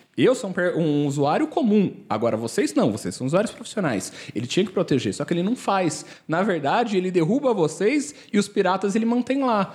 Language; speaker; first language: Portuguese; native; Portuguese